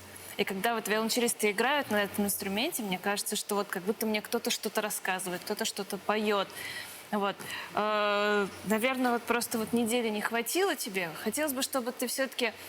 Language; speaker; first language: Russian; native; Russian